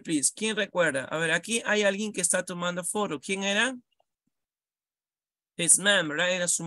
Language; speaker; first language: Spanish; native; Spanish